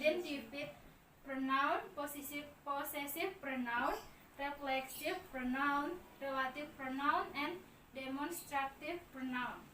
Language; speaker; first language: English; non-native, learner; Indonesian